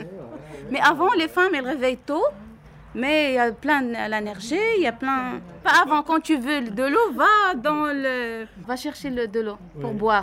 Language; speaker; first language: French; non-native, learner; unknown